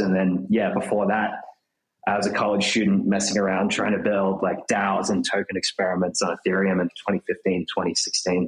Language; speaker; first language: English; native; English